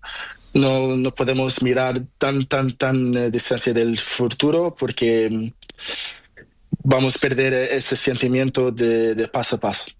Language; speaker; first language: Spanish; non-native, learner; Portuguese